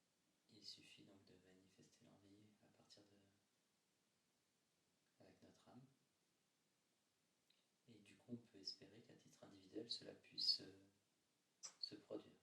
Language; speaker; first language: French; native; French